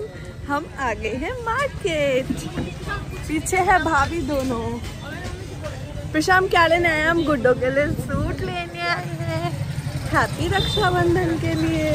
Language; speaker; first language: Hindi; native; Hindi